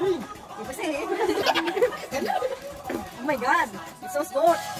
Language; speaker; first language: Swedish; non-native, learner; Filipino